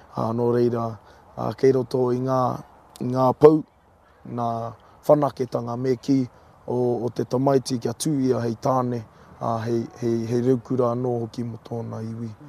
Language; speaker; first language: Māori; native; Māori